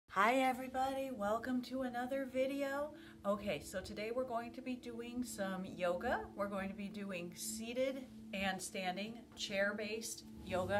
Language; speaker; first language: English; native; English